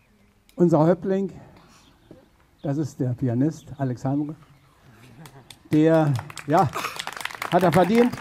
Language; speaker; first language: German; native; German